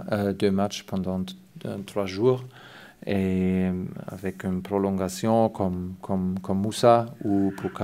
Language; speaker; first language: French; non-native, fluent; German